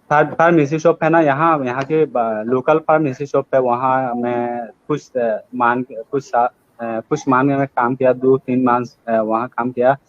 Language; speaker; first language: Hindi; non-native, learner; Rohingya